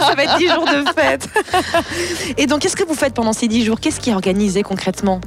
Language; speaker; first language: French; native; French